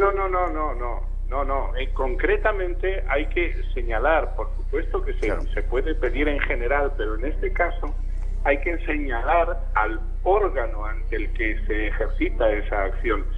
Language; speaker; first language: Spanish; native; Spanish